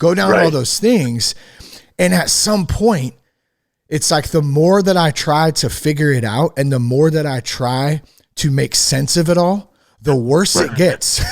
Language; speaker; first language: English; native; English